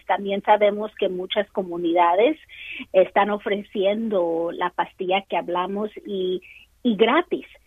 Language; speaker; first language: Spanish; early bilingual, other home language; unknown